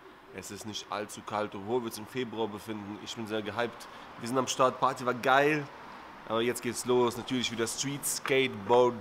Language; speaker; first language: German; native; German